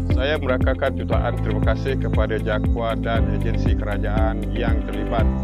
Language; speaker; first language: Malay; non-native, local second language; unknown